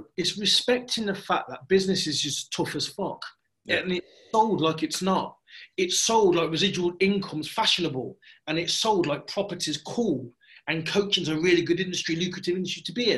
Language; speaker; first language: English; native; English